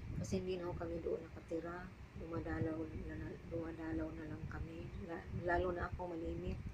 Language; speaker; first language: Filipino; non-native, local second language; Cebuano